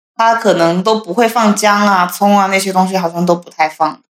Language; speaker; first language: Chinese; non-native, local second language; Min Nan Chinese